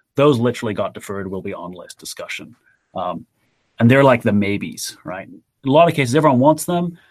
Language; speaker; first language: English; native; English